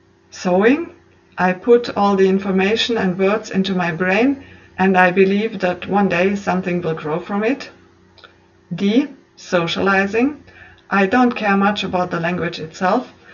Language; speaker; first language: English; non-native, fluent; German